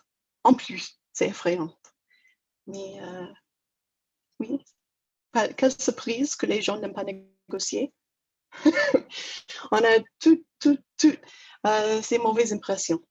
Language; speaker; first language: French; non-native, fluent; English